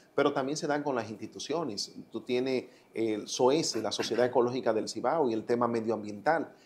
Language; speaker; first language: Spanish; native; Spanish